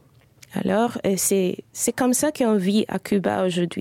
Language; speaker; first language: French; non-native, fluent; Spanish